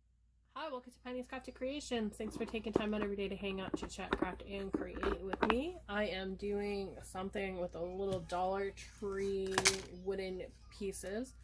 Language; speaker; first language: English; native; English